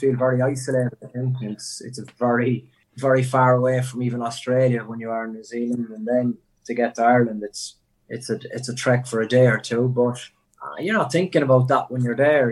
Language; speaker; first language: English; native; English